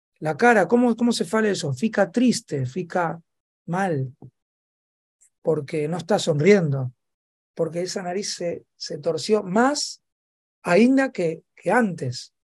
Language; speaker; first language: Spanish; native; Spanish